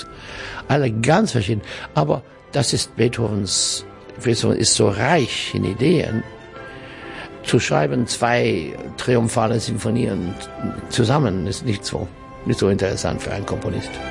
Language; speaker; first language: German; non-native, fluent; English